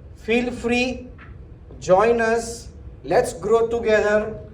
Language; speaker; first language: English; non-native, local second language; Gujarati